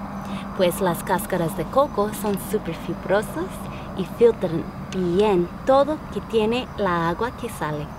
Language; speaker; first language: Spanish; non-native, learner; English